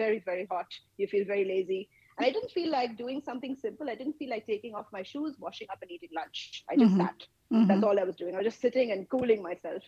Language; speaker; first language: English; non-native, local second language; Bangla